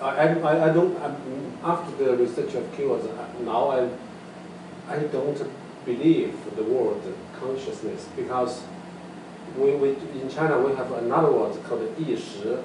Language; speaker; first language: English; non-native, learner; Chinese